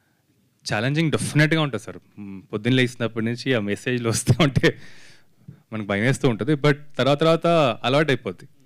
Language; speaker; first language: Telugu; native; Telugu